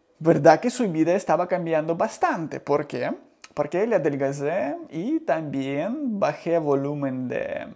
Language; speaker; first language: Spanish; non-native, learner; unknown